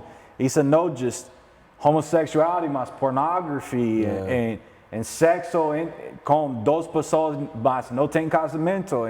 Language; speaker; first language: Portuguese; non-native, learner; English